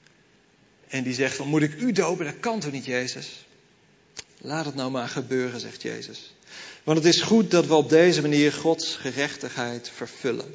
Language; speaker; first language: Dutch; native; Dutch